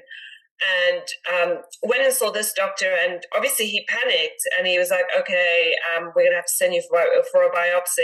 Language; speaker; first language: English; native; English